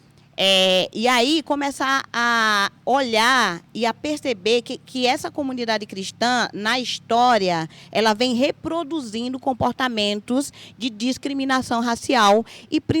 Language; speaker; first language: Portuguese; native; Portuguese